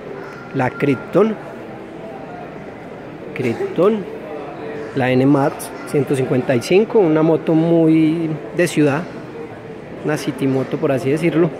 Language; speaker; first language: Spanish; native; Spanish